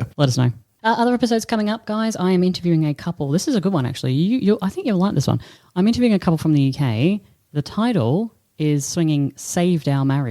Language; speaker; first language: English; native; English